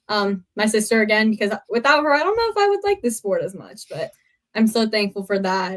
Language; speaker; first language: English; native; English